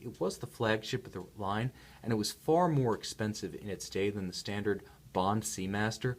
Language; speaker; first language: English; native; English